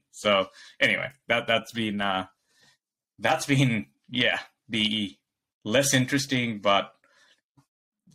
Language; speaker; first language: English; non-native, local second language; Bangla